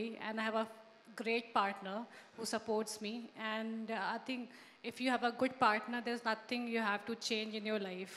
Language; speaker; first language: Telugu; non-native, learner; Hindi